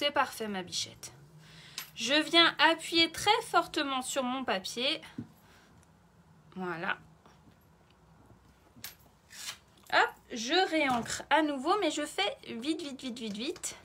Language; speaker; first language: French; native; French